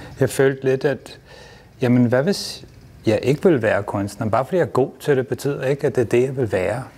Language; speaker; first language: Danish; non-native, fluent; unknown